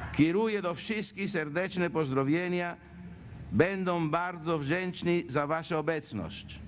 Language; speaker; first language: Polish; non-native, fluent; Italian